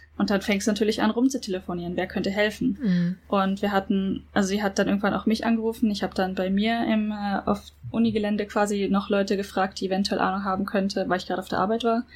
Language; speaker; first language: German; native; German